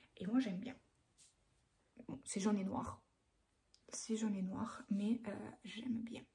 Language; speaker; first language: French; native; French